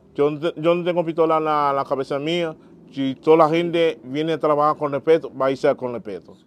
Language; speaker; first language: Spanish; non-native, learner; Haitian Creole